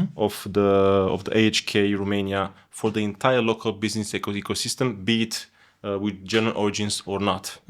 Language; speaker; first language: English; non-native, fluent; Romanian